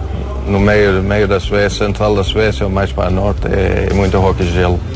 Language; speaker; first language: Portuguese; non-native, fluent; Swedish